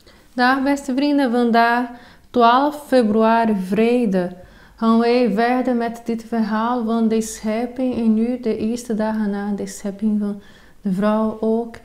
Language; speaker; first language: Dutch; non-native, fluent; Portuguese